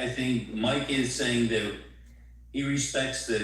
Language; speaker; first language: English; native; English